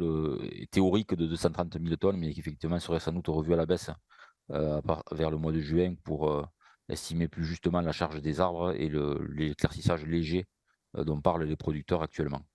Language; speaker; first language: French; native; French